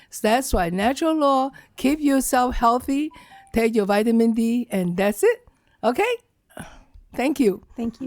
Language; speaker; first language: English; non-native, learner; Chinese